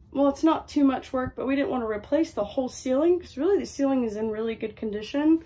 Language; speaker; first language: English; native; English